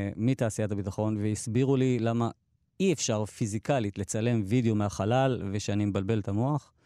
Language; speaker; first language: Hebrew; native; Hebrew